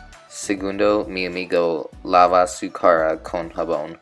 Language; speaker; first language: Spanish; non-native, learner; English